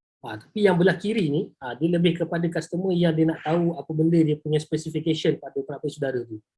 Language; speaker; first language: Malay; native; Malay